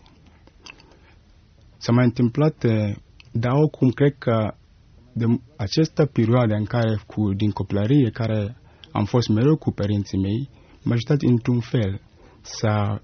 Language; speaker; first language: Romanian; non-native, fluent; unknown